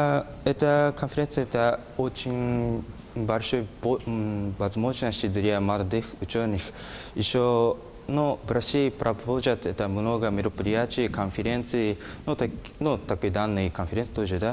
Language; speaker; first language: Russian; non-native, learner; Japanese